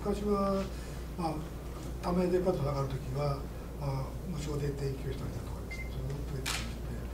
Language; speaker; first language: Japanese; native; Japanese